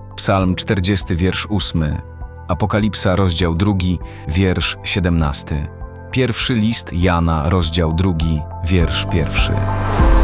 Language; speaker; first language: Polish; native; Polish